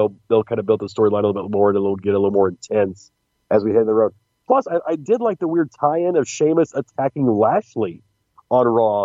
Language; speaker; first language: English; native; English